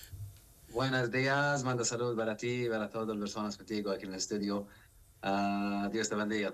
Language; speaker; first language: Spanish; non-native, learner; Arabic